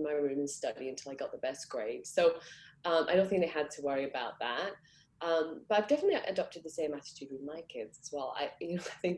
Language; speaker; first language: English; native; English